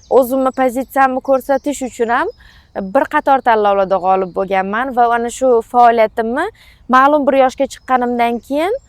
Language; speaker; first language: Uzbek; native; Uzbek